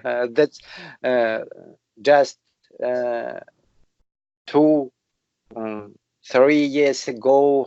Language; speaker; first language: English; non-native, learner; Russian